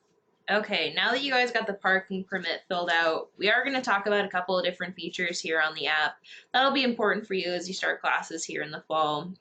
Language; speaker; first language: English; native; English